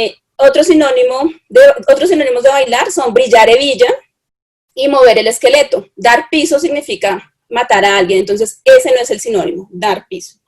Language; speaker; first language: Spanish; native; Spanish